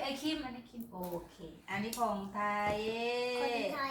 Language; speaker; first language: Korean; non-native, learner; Thai